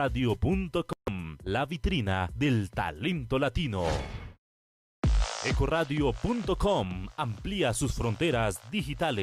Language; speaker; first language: Spanish; native; Spanish